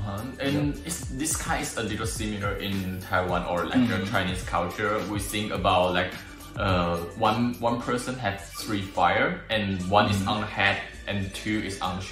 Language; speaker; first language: English; non-native, learner; Chinese